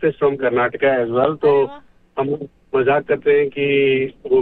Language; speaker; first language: Hindi; native; Hindi